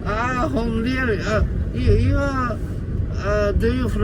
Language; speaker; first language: English; non-native, learner; Japanese